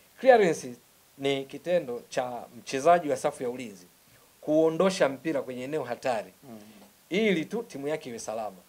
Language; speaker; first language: Swahili; native; Swahili